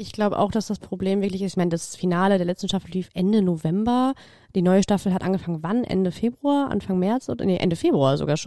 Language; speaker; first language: German; native; German